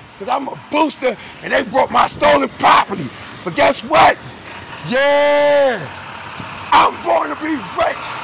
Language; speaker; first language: English; native; English